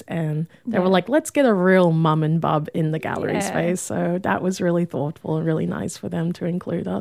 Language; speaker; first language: English; native; English